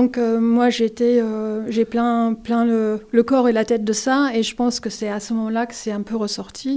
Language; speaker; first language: French; non-native, fluent; German